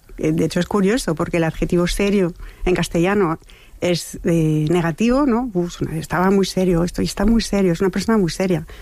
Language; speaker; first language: Spanish; non-native, fluent; French